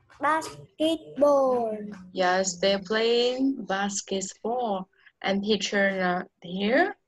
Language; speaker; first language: English; non-native, learner; Vietnamese